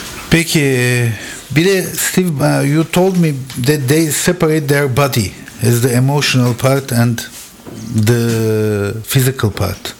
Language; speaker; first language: English; non-native, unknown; Turkish